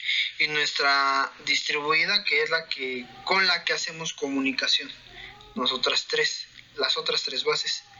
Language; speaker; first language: Spanish; native; Spanish